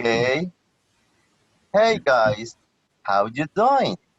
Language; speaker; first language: English; non-native, learner; Spanish